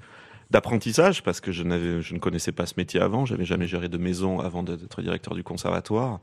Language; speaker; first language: French; native; French